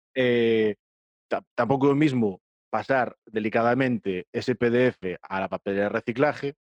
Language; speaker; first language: Spanish; non-native, local second language; Galician